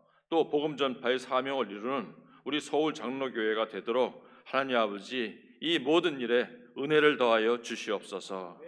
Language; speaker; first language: Korean; native; Korean